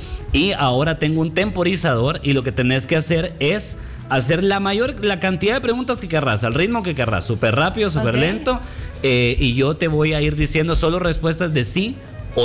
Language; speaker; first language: Spanish; native; Spanish